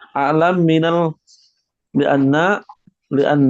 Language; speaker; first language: Arabic; non-native, learner; Indonesian